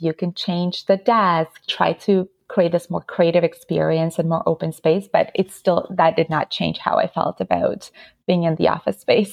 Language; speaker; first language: English; non-native, fluent; Ukrainian